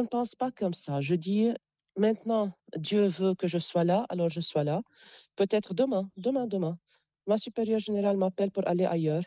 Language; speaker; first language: French; non-native, local second language; Arabic